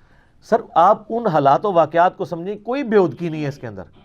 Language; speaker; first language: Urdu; non-native, local second language; Punjabi